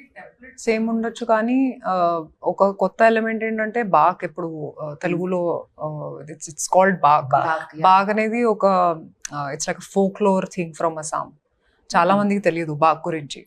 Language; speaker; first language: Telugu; non-native, fluent; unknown